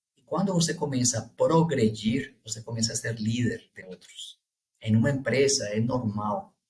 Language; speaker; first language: Portuguese; non-native, fluent; Spanish